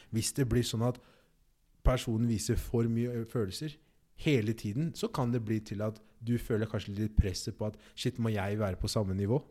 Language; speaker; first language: Norwegian; early bilingual, other home language; Igbo